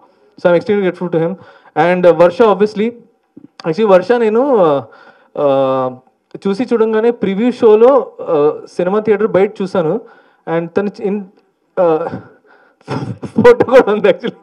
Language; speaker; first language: Telugu; non-native, learner; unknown